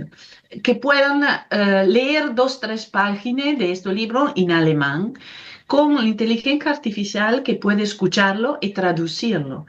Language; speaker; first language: Spanish; non-native, fluent; Italian